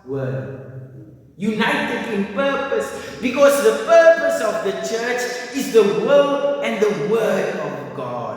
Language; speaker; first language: English; non-native, local second language; Afrikaans